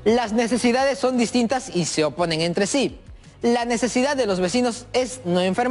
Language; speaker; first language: Spanish; native; Spanish